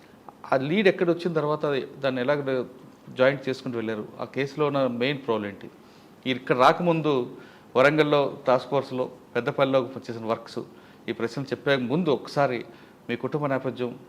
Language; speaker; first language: Telugu; native; Telugu